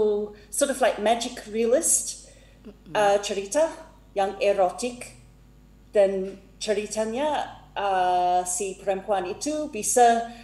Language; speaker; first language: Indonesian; non-native, fluent; English